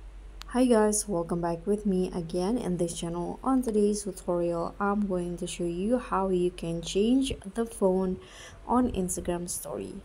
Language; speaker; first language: English; non-native, fluent; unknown